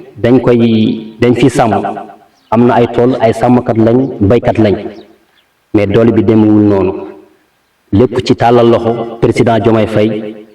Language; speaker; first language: Wolof; non-native, local second language; Fula